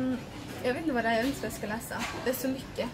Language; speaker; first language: Swedish; early bilingual, other home language; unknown